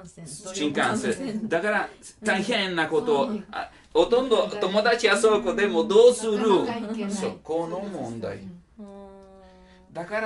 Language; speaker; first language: Japanese; non-native, learner; Italian